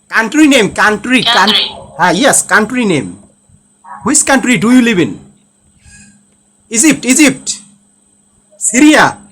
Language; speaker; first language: English; non-native, learner; Bangla